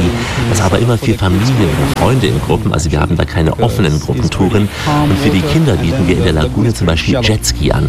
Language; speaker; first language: German; native; German